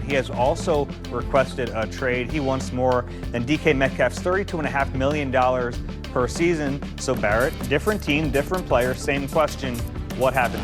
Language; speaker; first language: English; native; English